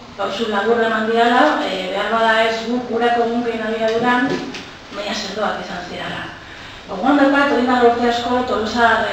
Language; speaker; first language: Basque; non-native, local second language; Spanish